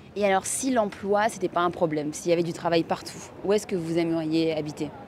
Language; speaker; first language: French; native; French